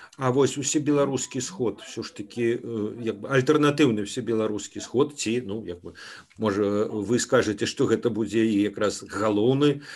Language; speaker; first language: Belarusian; non-native, local second language; Russian